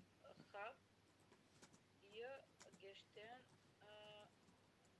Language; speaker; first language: German; non-native, learner; Macedonian